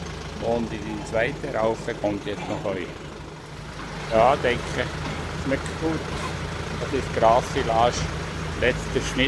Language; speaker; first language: German; native; German